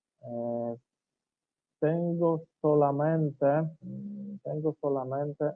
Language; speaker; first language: Spanish; non-native, learner; Polish